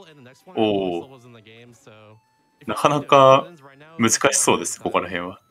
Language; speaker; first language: Japanese; native; Japanese